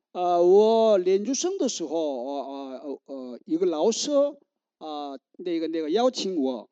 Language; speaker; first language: Chinese; non-native, learner; Korean